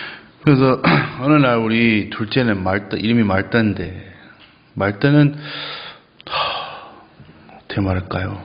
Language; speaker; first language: Korean; non-native, fluent; English